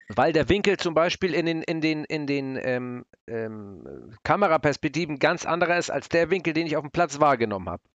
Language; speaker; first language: German; native; German